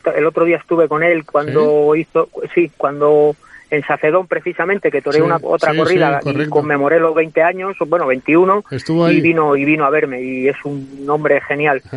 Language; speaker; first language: Spanish; native; Spanish